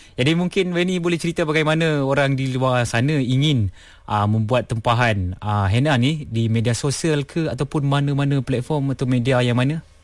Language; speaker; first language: Malay; non-native, local second language; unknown